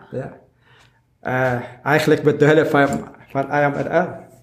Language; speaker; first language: Dutch; non-native, learner; Arabic